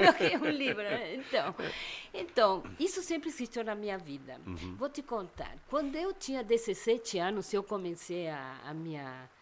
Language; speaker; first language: Portuguese; non-native, fluent; Spanish